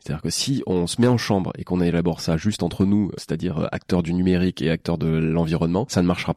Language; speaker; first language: French; native; French